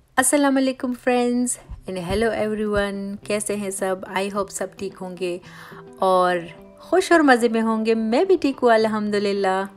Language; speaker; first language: Urdu; native; Urdu